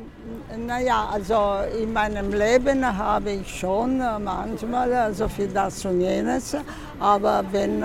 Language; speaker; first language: German; non-native, fluent; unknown